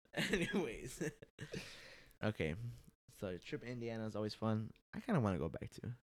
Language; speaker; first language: English; early bilingual, other home language; Spanish